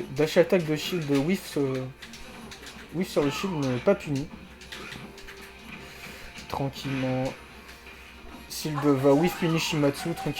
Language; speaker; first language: French; native; French